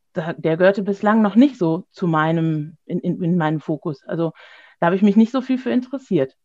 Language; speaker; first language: German; native; German